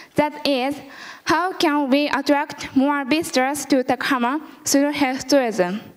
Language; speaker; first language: English; early bilingual, other home language; Japanese